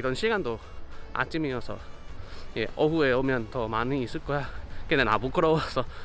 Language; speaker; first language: Korean; non-native, learner; Spanish